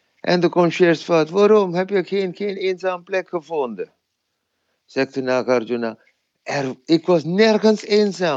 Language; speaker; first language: Dutch; non-native, fluent; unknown